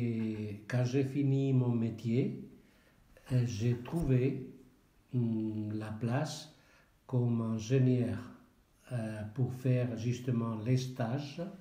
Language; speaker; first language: French; non-native, fluent; Spanish